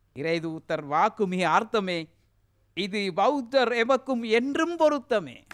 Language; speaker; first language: Tamil; non-native, local second language; Sinhala